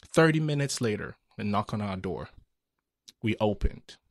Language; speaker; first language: English; non-native, local second language; Akan